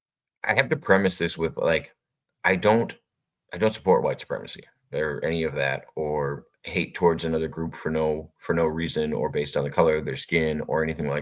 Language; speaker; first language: English; native; English